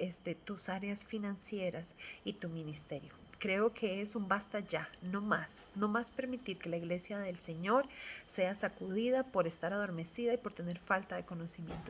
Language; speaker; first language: Spanish; native; Spanish